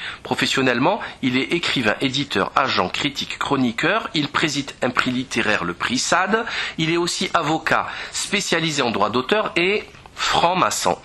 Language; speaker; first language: French; native; French